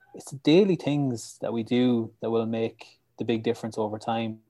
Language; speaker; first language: English; native; English